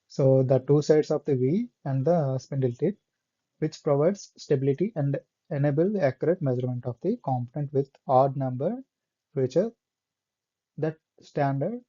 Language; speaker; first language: English; non-native, local second language; Telugu